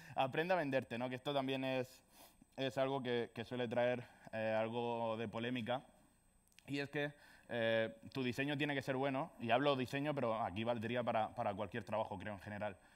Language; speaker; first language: Spanish; native; Spanish